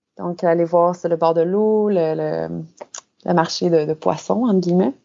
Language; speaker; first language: French; native; French